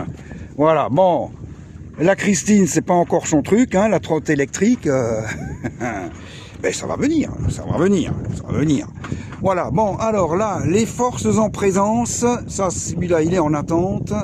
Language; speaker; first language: French; native; French